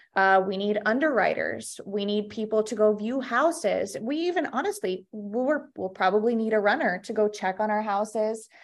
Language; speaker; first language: English; early bilingual, other home language; Russian